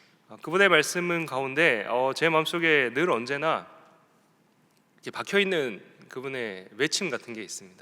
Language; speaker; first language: Korean; native; Korean